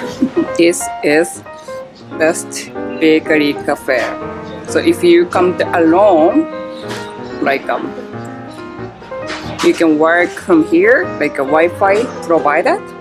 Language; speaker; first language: English; non-native, learner; Japanese